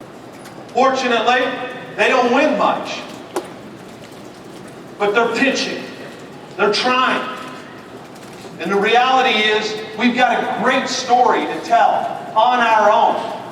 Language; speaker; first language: English; native; English